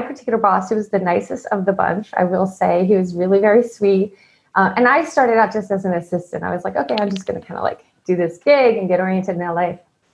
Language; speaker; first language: English; native; English